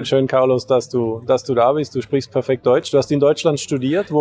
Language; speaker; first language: German; native; German